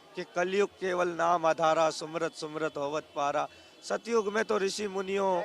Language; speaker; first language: Hindi; non-native, local second language; Gujarati